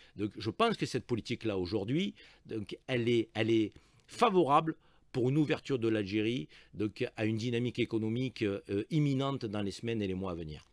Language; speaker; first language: French; native; French